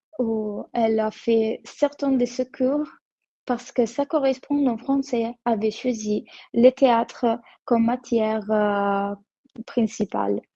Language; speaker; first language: French; non-native, learner; Italian